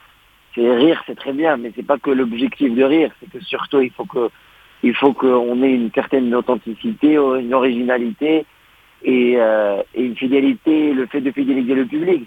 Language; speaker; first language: French; non-native, local second language; Arabic